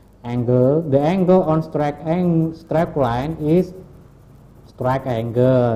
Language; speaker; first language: English; non-native, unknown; Indonesian